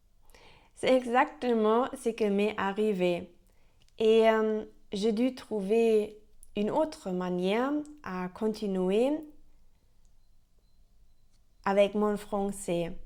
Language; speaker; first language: French; non-native, learner; German